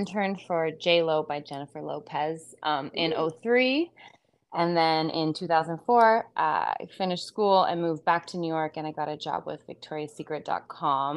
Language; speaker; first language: English; native; English